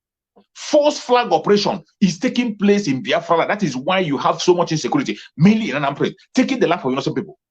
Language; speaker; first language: English; non-native, local second language; Igbo